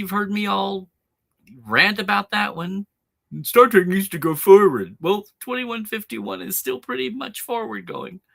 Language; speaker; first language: English; native; English